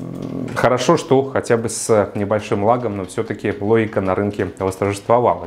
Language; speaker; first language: Russian; native; Russian